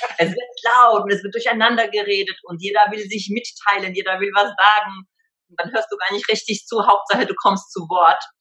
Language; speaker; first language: German; early bilingual, other home language; Polish